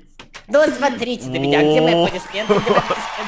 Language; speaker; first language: Russian; native; Russian